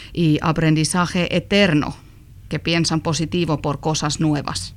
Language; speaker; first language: Spanish; non-native, learner; Finnish